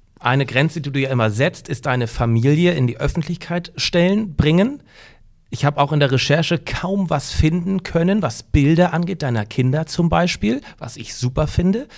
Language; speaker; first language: German; native; German